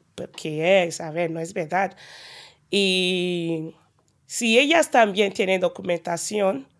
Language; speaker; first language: Spanish; non-native, learner; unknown